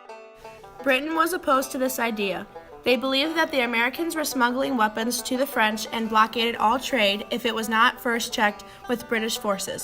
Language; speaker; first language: English; native; English